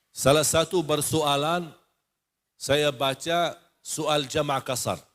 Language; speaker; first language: Indonesian; non-native, fluent; Arabic